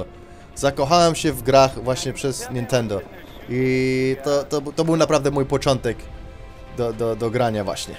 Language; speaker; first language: Polish; early bilingual, heritage; Polish